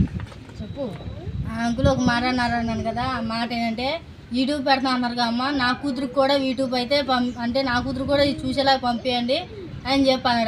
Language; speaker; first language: Telugu; native; Telugu